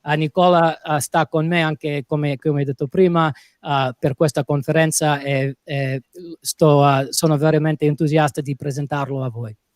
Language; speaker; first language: Italian; non-native, fluent; English